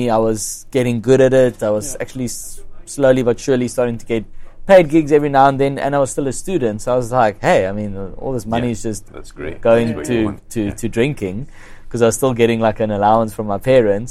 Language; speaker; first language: English; non-native, local second language; Afrikaans